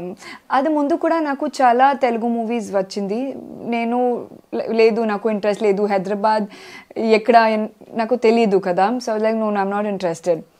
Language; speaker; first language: Telugu; non-native, learner; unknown